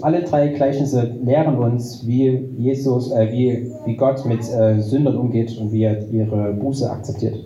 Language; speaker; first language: German; native; German